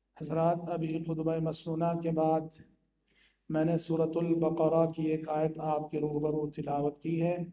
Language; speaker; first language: Urdu; native; Urdu